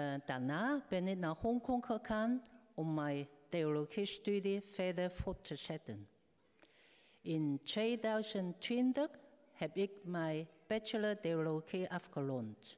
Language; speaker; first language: Dutch; non-native, fluent; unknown